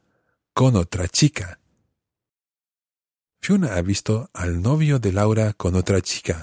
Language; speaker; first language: Spanish; non-native, fluent; English